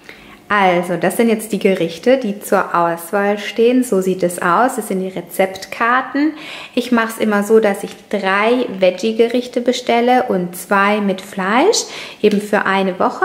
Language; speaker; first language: German; native; German